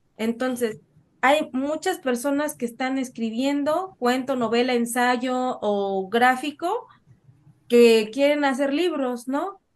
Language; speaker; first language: Spanish; native; Spanish